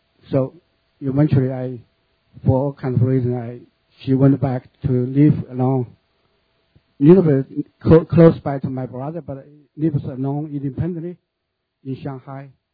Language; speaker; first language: English; non-native, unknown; Chinese